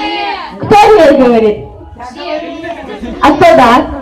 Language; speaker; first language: Russian; native; Russian